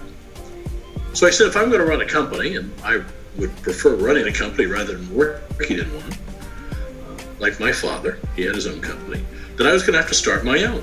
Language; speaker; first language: English; native; English